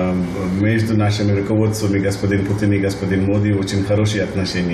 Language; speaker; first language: Russian; non-native, learner; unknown